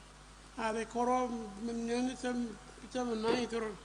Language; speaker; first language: Indonesian; non-native, local second language; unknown